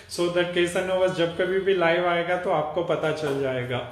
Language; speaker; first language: Hindi; non-native, local second language; Telugu